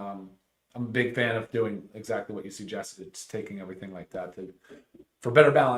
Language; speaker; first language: English; native; English